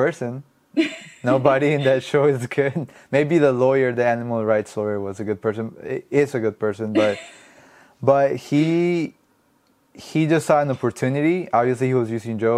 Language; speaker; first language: English; non-native, fluent; Spanish